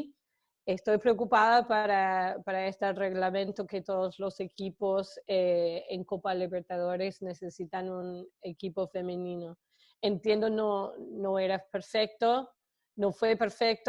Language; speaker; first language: Spanish; non-native, fluent; English